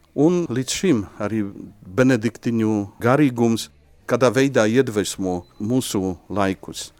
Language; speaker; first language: Latvian; non-native, fluent; Polish